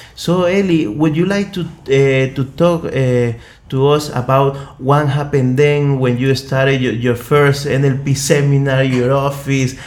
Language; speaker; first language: English; non-native, fluent; Spanish